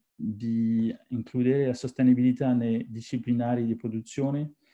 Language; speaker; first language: Italian; non-native, fluent; French